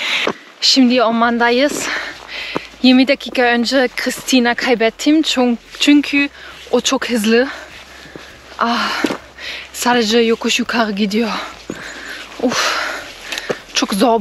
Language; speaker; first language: Turkish; non-native, learner; German